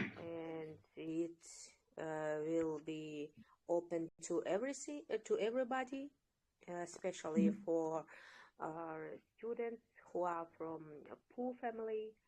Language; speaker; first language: English; non-native, learner; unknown